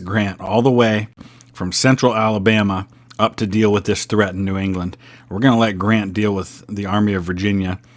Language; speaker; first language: English; native; English